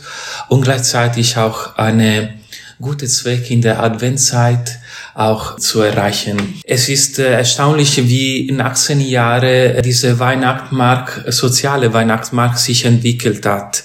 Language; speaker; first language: German; non-native, fluent; Italian